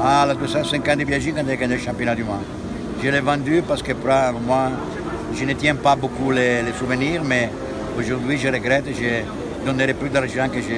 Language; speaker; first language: French; non-native, fluent; Italian